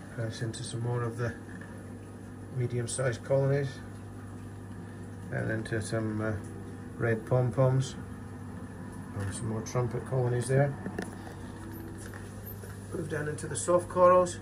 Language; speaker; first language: English; native; English